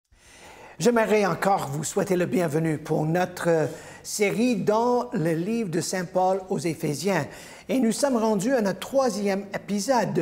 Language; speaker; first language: French; non-native, fluent; English